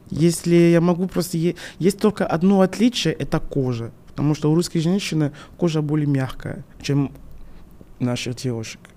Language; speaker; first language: Russian; non-native, fluent; French